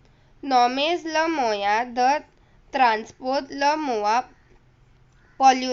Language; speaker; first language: French; non-native, learner; Hindi